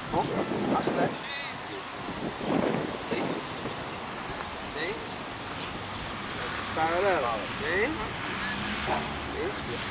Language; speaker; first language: Italian; non-native, learner; English